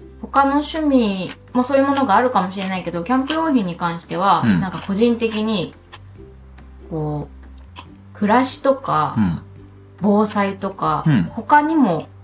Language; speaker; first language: Japanese; native; Japanese